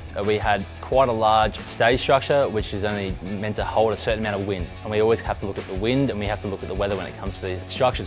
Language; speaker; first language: English; native; English